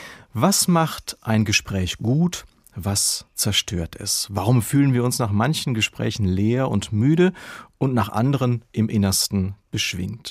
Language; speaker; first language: German; native; German